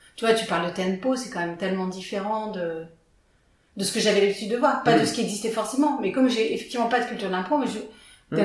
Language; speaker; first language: French; native; French